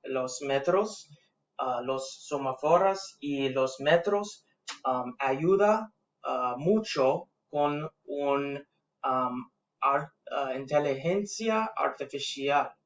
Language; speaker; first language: Spanish; non-native, learner; English